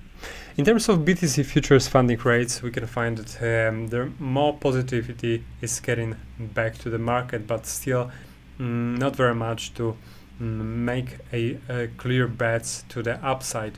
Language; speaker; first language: English; non-native, fluent; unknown